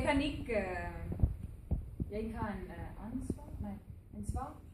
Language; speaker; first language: Danish; non-native, learner; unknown